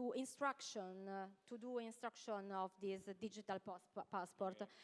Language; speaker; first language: English; non-native, learner; Italian